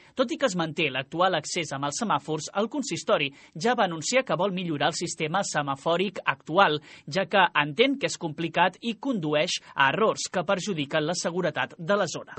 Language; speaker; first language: Catalan; native; Catalan